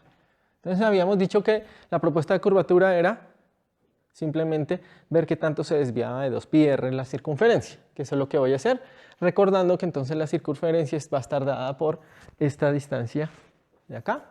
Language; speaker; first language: Spanish; native; Spanish